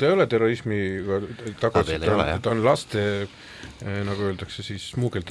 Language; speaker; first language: Estonian; native; Estonian